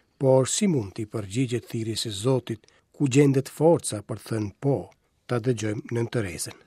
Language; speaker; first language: Albanian; native; Albanian